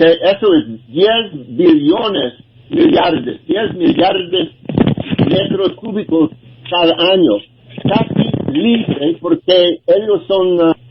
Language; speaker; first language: Spanish; non-native, learner; English